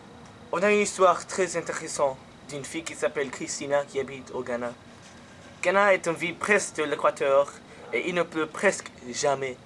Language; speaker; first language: French; non-native, learner; English